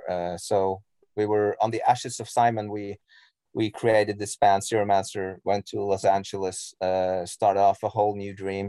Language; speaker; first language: English; non-native, fluent; Norwegian